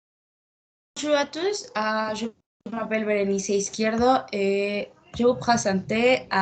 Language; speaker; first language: French; non-native, learner; Spanish